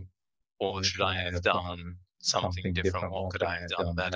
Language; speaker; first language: English; native; English